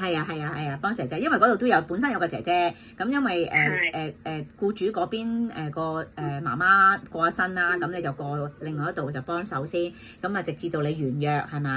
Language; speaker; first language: Cantonese; native; Cantonese